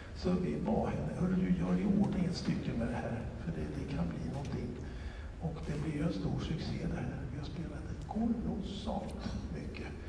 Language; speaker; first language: Swedish; native; Swedish